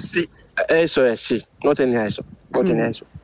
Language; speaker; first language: Spanish; non-native, learner; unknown